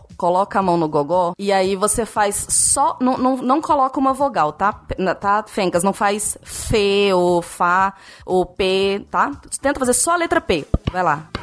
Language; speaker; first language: Portuguese; native; Portuguese